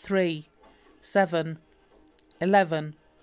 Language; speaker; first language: English; native; English